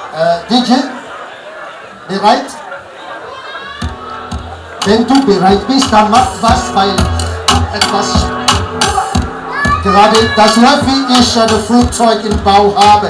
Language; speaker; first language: German; non-native, learner; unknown